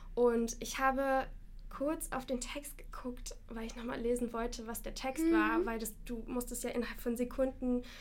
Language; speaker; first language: German; non-native, fluent; Russian